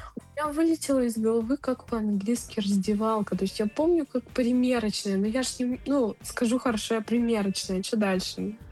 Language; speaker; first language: Russian; native; Russian